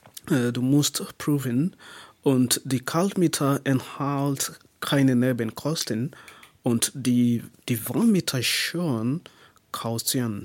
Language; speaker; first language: German; non-native, learner; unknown